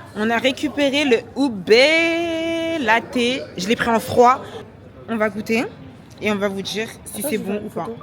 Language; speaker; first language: French; native; French